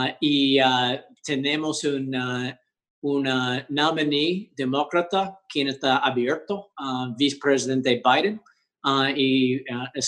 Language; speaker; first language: Spanish; early bilingual, heritage; English